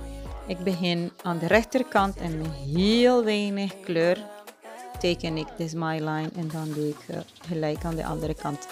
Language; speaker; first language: Dutch; non-native, fluent; Spanish